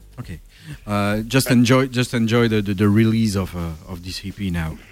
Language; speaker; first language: English; non-native, learner; French